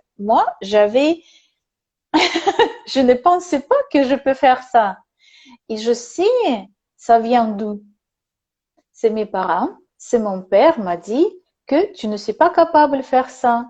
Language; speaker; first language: French; non-native, learner; Russian